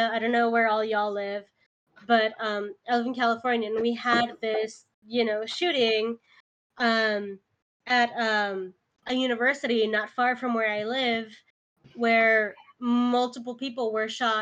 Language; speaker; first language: English; early bilingual, other home language; Spanish